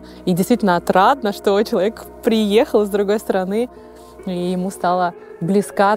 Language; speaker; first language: Russian; native; Russian